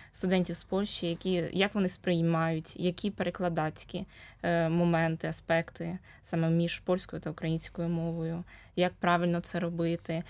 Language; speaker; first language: Ukrainian; native; Ukrainian